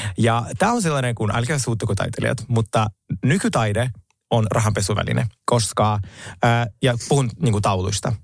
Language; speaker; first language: Finnish; non-native, fluent; Russian